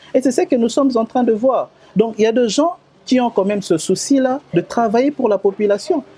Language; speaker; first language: French; non-native, local second language; Lingala